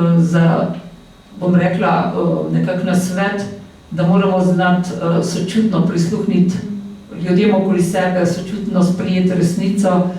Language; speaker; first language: Slovenian; native; Slovenian